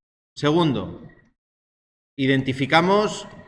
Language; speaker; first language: Spanish; native; Spanish